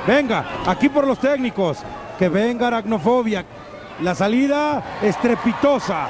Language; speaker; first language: Spanish; native; Spanish